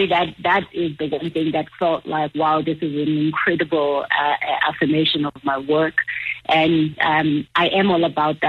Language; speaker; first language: English; non-native, local second language; Xhosa